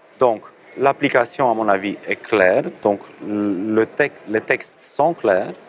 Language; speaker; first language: French; non-native, fluent; Romanian